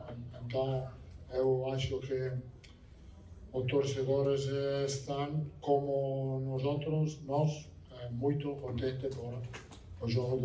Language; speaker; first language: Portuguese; non-native, fluent; Spanish